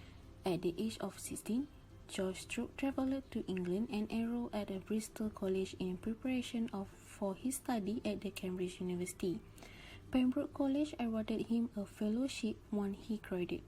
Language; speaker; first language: English; non-native, local second language; Malay